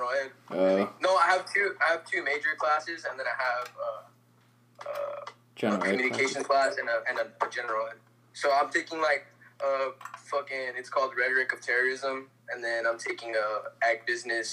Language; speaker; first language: English; native; English